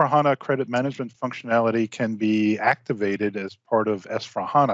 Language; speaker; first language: English; native; English